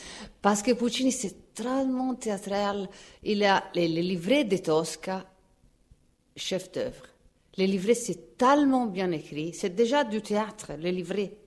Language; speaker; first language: French; non-native, fluent; Italian